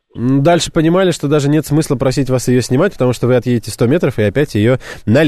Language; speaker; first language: Russian; native; Russian